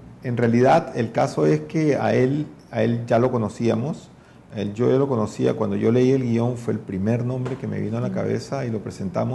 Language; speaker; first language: Spanish; native; Spanish